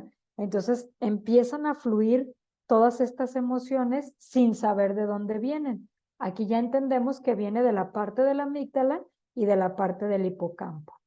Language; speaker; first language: Spanish; native; Spanish